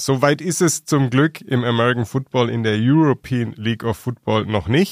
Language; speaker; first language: German; native; German